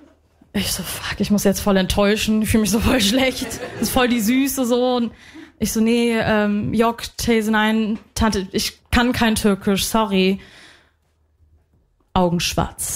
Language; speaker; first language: German; early bilingual, other home language; Arabic